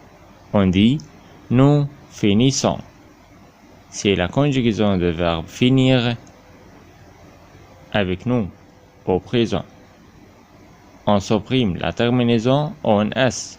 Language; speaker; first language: French; non-native, fluent; Arabic